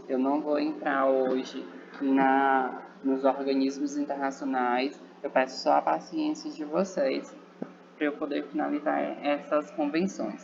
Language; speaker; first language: Portuguese; native; Portuguese